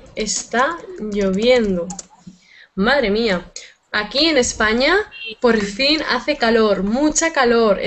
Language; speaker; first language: Spanish; native; Spanish